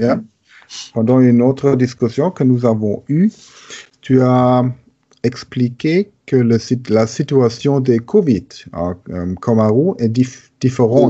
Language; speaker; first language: French; non-native, learner; German